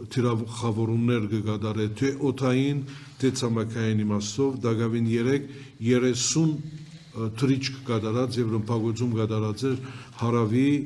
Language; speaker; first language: Armenian; early bilingual, heritage; Armenian